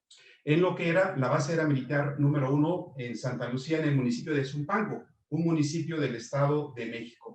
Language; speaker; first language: Spanish; native; Spanish